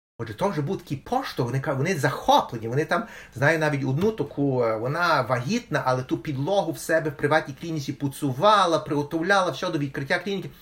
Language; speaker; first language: Ukrainian; early bilingual, heritage; Ukrainian